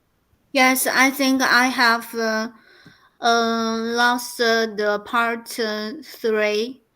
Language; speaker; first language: English; non-native, learner; Chinese